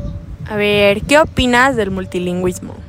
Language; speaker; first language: Spanish; non-native, learner; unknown